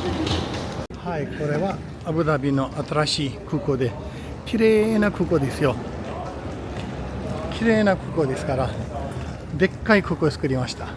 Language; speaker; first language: Japanese; non-native, fluent; Urdu